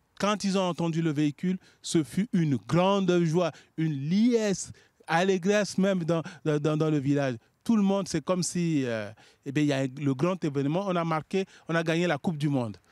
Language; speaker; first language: French; non-native, local second language; Sango